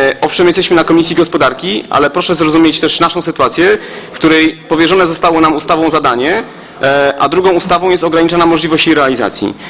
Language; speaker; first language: Polish; native; Polish